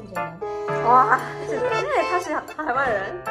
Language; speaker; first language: Chinese; non-native, fluent; Korean